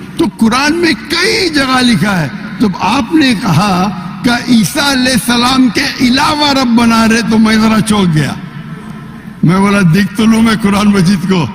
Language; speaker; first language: Urdu; non-native, local second language; Konkani